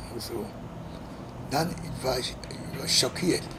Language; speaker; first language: German; non-native, learner; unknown